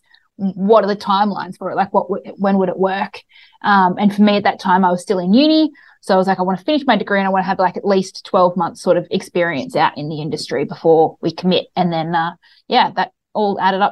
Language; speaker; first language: English; native; English